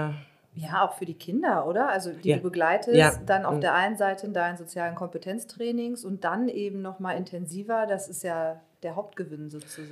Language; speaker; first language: German; native; German